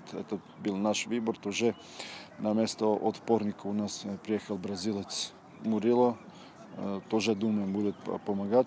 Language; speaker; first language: Russian; non-native, fluent; Serbian